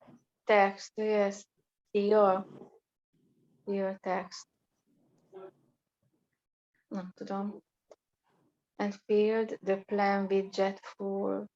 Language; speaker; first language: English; non-native, learner; Hungarian